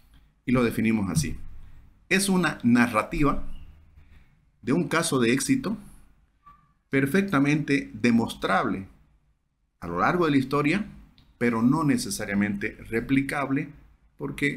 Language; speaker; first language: Spanish; native; Spanish